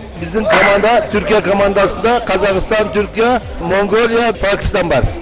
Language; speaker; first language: Kyrgyz; early bilingual, heritage; Kyrgyz